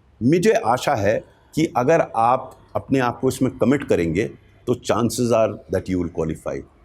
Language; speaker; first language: Hindi; native; Hindi